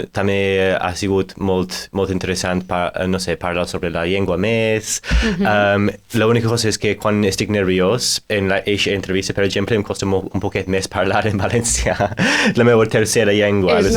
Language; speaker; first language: Catalan; non-native, fluent; English